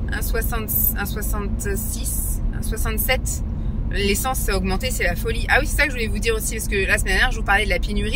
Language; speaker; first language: French; native; French